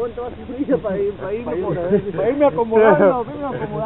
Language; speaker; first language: Spanish; native; Spanish